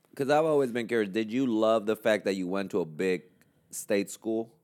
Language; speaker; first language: English; non-native, fluent; Spanish